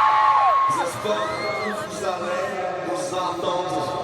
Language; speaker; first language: French; non-native, learner; Korean